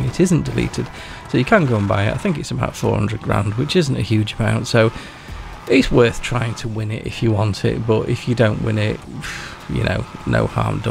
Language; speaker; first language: English; native; English